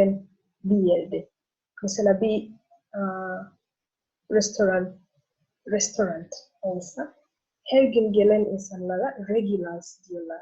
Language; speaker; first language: Turkish; non-native, learner; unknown